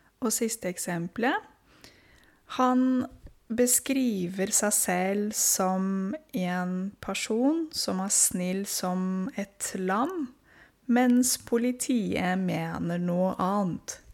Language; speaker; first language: Norwegian; non-native, fluent; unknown